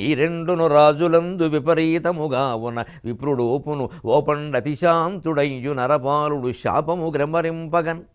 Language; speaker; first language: Telugu; native; Telugu